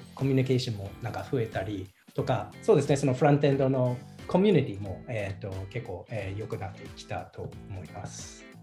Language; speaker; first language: Japanese; non-native, fluent; English